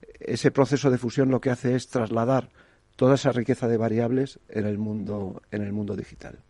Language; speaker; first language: Spanish; native; Spanish